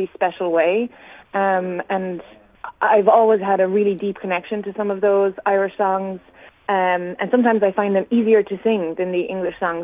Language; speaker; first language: English; native; English